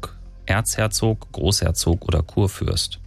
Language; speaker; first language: German; native; German